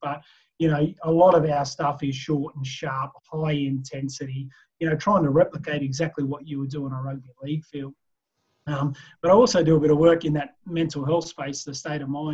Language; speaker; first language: English; native; English